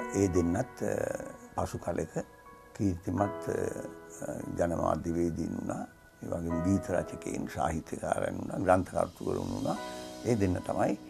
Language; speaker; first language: Sinhala; native; Sinhala